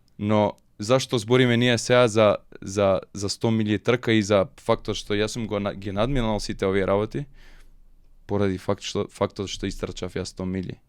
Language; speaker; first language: Macedonian; early bilingual, heritage; Macedonian